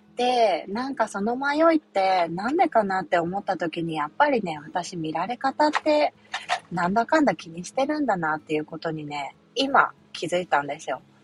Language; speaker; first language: Japanese; native; Japanese